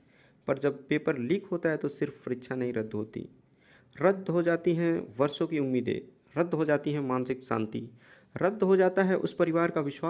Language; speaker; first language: Hindi; native; Hindi